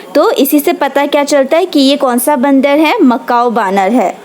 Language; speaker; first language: Hindi; non-native, local second language; Bangla